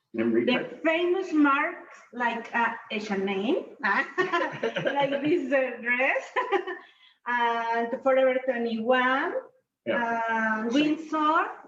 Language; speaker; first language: English; non-native, learner; Spanish